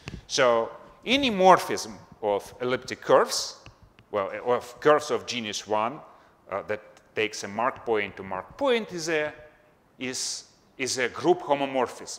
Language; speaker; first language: English; non-native, fluent; Russian